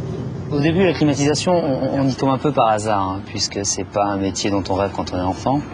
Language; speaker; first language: French; native; French